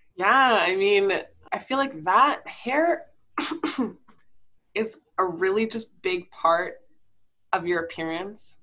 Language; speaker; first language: English; native; English